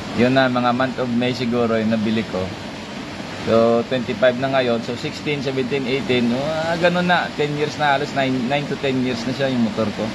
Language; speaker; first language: Filipino; non-native, local second language; Hiligaynon